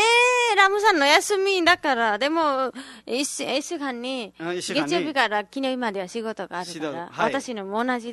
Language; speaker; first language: Japanese; non-native, learner; Nepali